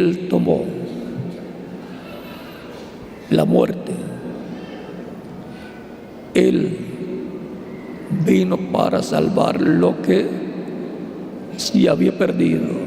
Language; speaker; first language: Spanish; native; Spanish